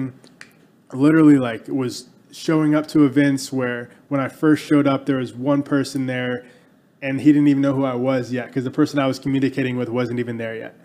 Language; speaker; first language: English; native; English